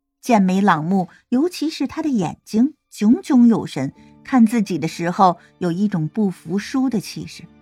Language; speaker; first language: Chinese; native; Chinese